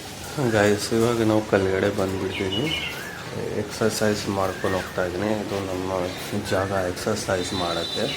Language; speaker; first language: Kannada; non-native, local second language; Hindi